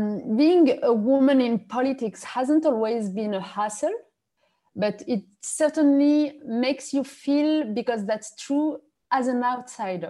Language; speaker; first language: English; non-native, fluent; French